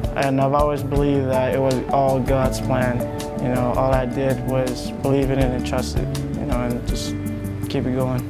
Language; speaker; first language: English; non-native, fluent; Samoan